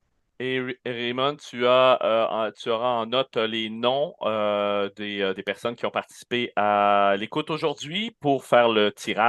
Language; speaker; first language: French; native; French